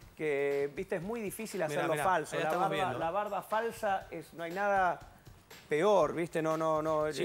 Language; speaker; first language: Spanish; native; Spanish